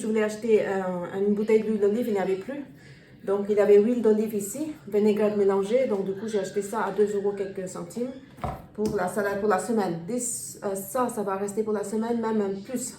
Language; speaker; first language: French; non-native, learner; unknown